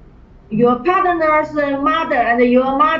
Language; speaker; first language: English; non-native, learner; Chinese